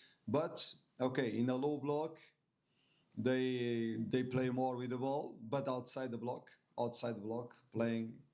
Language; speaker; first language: English; non-native, fluent; Portuguese